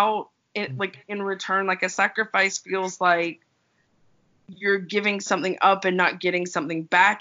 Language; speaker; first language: English; native; English